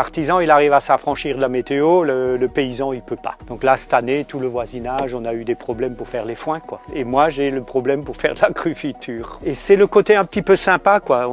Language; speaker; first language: French; native; French